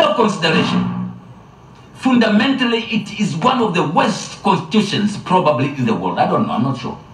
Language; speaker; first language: English; non-native, local second language; Swahili